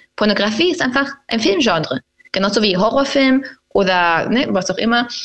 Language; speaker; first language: German; non-native, fluent; Spanish